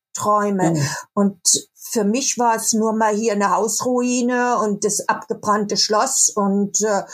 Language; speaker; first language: German; native; German